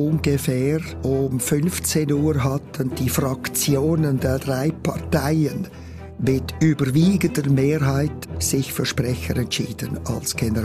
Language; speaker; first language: German; native; German